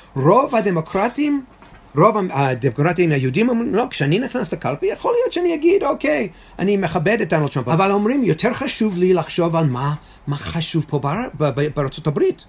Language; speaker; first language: Hebrew; non-native, fluent; English